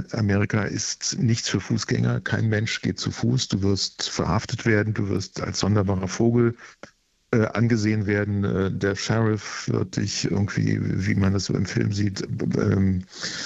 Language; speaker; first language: German; native; German